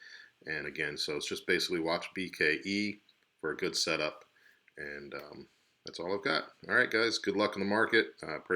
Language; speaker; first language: English; native; English